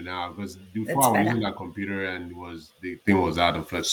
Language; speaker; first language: English; non-native, local second language; Yoruba